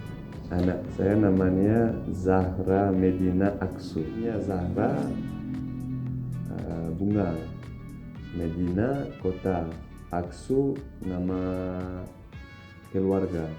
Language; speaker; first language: Indonesian; non-native, fluent; Turkish